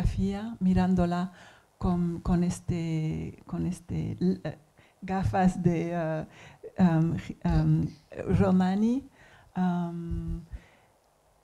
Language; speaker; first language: Spanish; non-native, learner; English